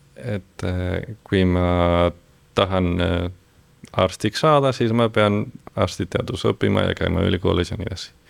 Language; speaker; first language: Estonian; non-native, fluent; Spanish